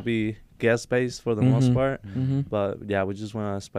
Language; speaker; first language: English; non-native, fluent; Spanish